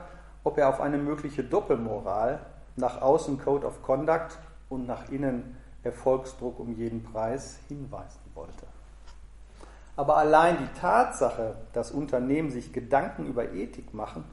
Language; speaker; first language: German; native; German